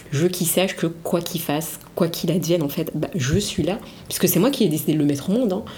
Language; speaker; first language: French; early bilingual, other home language; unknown